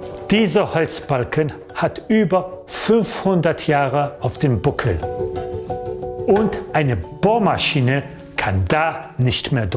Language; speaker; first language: German; early bilingual, other home language; Polish